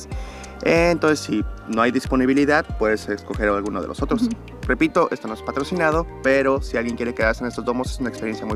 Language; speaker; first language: Spanish; native; Spanish